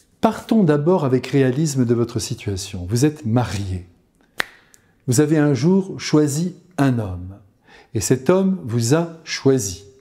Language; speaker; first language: French; native; French